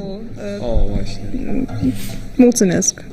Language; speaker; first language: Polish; non-native, fluent; Russian